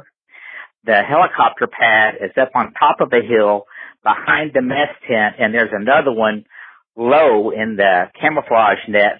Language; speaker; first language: English; native; English